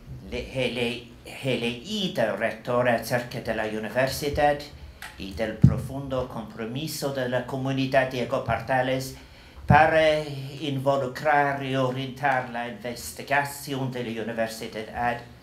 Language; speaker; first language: Spanish; non-native, learner; English